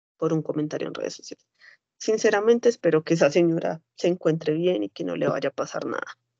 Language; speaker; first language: Spanish; native; Spanish